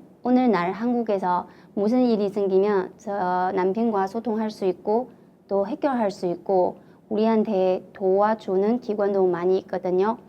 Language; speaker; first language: Korean; non-native, fluent; Chinese